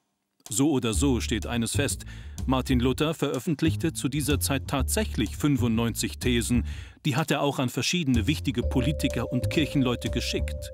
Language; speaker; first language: German; native; German